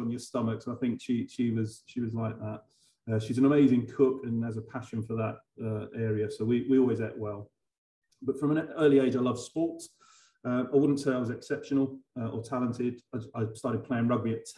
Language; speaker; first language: English; native; English